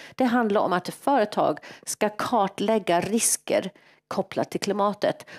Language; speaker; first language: Swedish; non-native, fluent; English